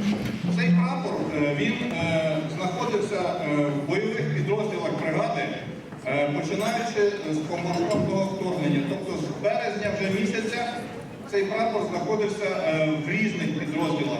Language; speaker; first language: Ukrainian; native; Ukrainian